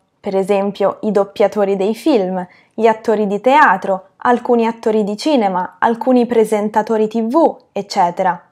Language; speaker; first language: Italian; native; Italian